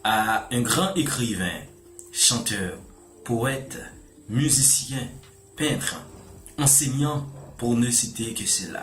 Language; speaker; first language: French; non-native, local second language; Haitian Creole